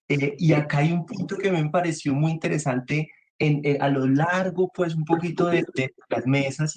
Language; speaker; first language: Spanish; native; Spanish